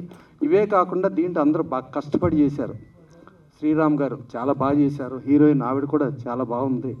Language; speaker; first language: Telugu; native; Telugu